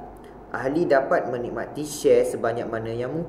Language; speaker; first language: Malay; native; Malay